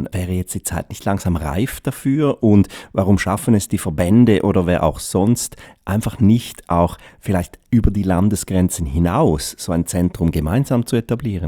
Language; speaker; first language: German; native; German